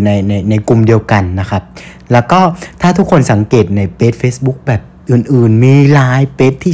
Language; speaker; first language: Thai; non-native, fluent; Vietnamese